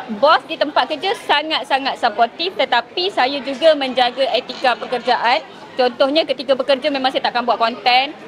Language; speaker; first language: Malay; non-native, local second language; Tamil